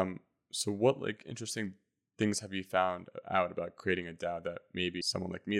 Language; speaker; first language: English; native; English